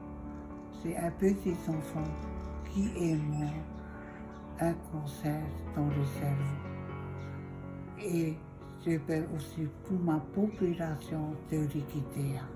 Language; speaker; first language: French; non-native, local second language; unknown